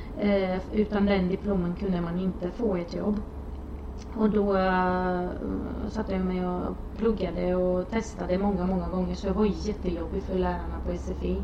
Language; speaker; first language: Swedish; non-native, fluent; Romanian